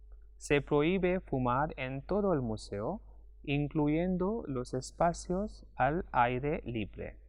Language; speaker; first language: Spanish; non-native, fluent; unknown